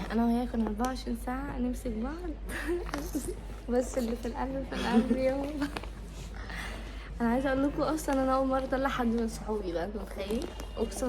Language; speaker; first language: Arabic; native; Arabic